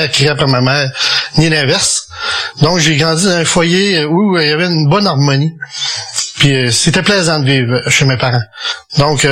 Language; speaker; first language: French; native; French